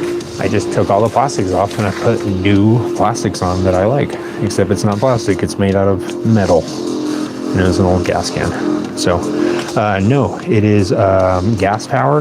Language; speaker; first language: English; native; English